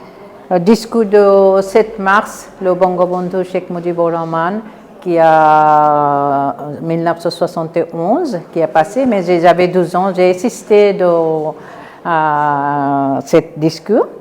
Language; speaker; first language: French; non-native, learner; Bangla